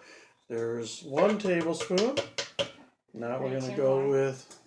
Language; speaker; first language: English; native; English